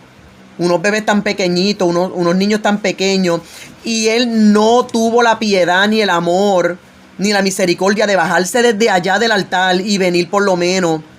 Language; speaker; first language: Spanish; native; Spanish